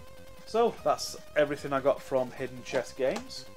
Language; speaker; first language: English; native; English